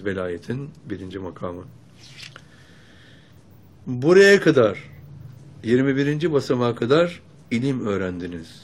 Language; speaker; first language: Turkish; native; Turkish